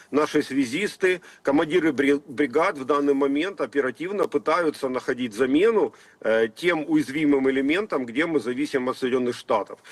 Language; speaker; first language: Russian; native; Russian